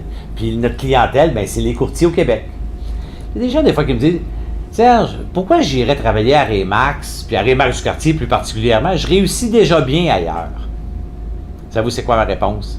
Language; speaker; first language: French; native; French